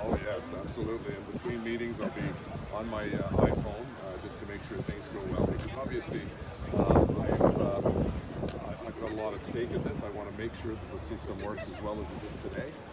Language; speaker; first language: English; native; English